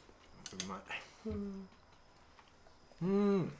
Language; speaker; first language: Japanese; native; Japanese